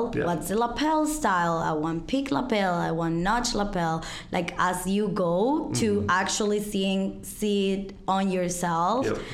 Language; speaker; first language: English; non-native, fluent; Spanish